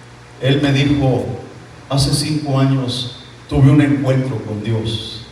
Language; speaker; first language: Spanish; native; Spanish